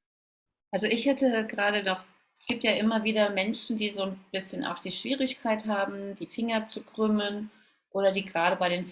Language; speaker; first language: German; native; German